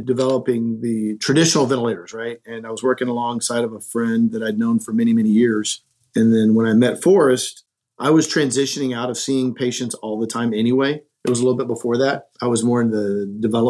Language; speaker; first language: English; native; English